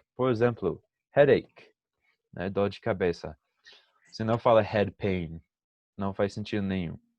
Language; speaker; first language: Portuguese; non-native, fluent; English